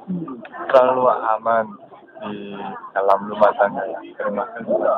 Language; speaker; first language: Indonesian; non-native, learner; Korean